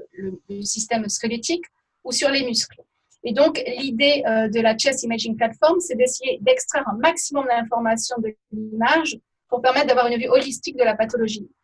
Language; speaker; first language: French; native; French